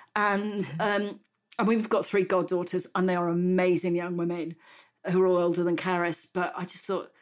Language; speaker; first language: English; native; English